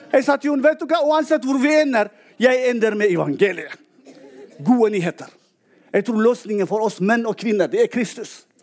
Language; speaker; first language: Norwegian; non-native, fluent; Tigrinya